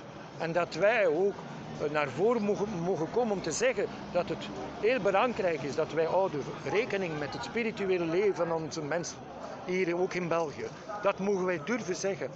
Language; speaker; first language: Dutch; non-native, local second language; French